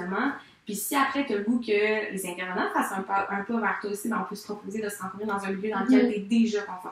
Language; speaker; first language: French; native; French